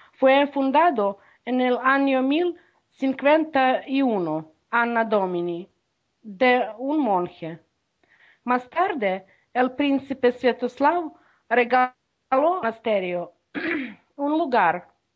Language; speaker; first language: Spanish; non-native, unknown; Ukrainian